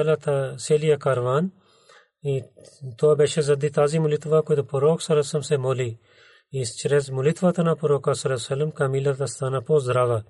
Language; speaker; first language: Bulgarian; non-native, learner; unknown